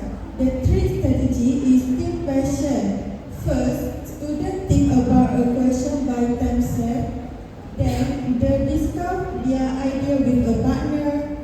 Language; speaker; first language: English; non-native, learner; Malay